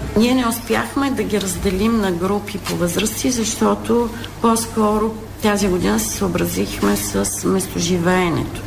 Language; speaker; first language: Bulgarian; non-native, local second language; Turkish